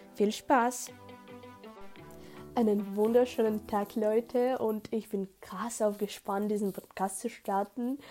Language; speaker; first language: German; non-native, learner; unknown